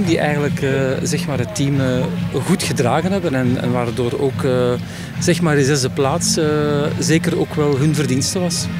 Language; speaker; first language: Dutch; native; Dutch